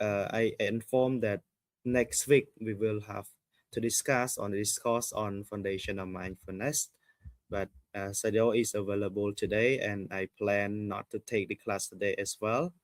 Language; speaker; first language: English; non-native, fluent; Khmer